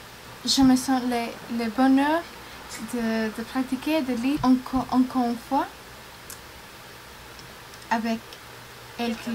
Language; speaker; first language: French; non-native, learner; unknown